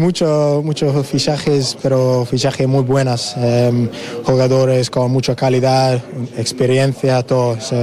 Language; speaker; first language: Spanish; non-native, learner; English